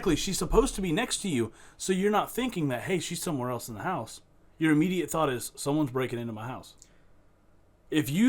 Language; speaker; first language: English; native; English